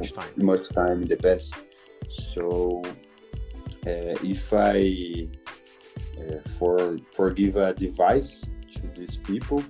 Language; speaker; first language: English; non-native, learner; Portuguese